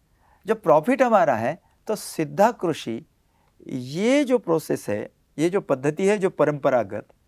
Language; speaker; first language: Hindi; native; Hindi